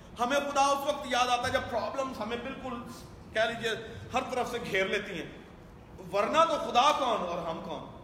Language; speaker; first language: Urdu; non-native, local second language; Punjabi